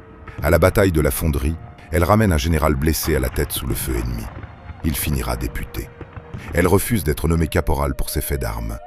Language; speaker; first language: French; native; French